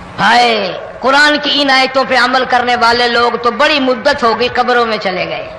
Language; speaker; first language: Urdu; non-native, local second language; Saraiki